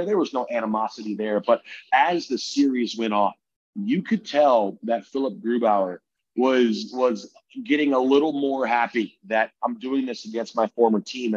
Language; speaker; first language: English; native; English